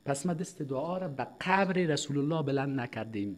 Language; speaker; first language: Persian; native; Persian